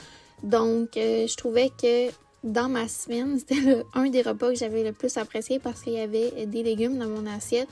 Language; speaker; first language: French; native; French